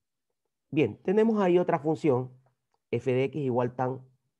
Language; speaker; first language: Spanish; native; Spanish